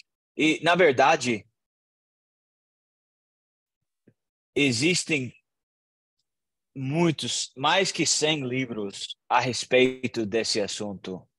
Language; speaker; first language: Portuguese; non-native, learner; English